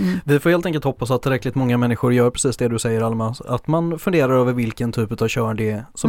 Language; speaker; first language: Swedish; native; Swedish